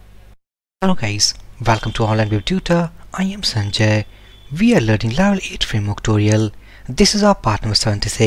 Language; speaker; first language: English; non-native, local second language; Hindi